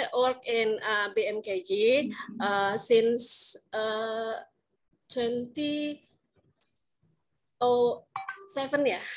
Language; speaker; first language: English; non-native, learner; Indonesian